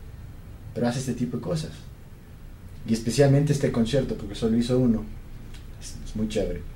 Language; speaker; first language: Spanish; native; Spanish